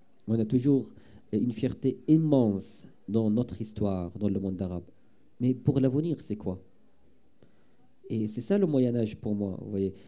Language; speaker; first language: French; non-native, fluent; Arabic